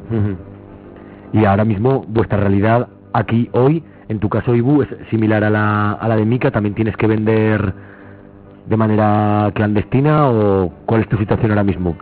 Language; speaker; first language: Spanish; native; Spanish